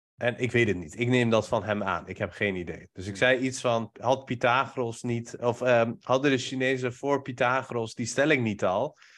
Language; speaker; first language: Dutch; early bilingual, other home language; Persian